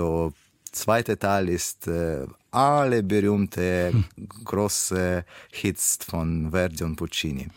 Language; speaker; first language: German; non-native, learner; Russian